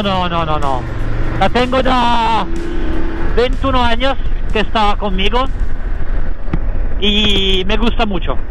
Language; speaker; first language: Spanish; non-native, learner; Italian